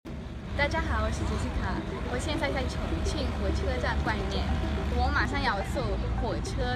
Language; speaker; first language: Chinese; non-native, fluent; Spanish